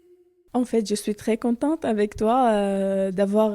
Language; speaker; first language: French; non-native, learner; Arabic